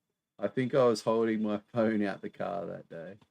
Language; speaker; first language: English; native; English